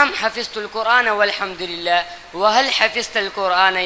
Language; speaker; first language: Arabic; non-native, learner; Urdu